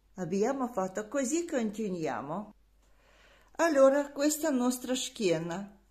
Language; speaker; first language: Italian; non-native, learner; Russian